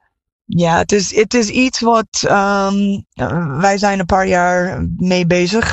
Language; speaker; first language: Dutch; non-native, fluent; English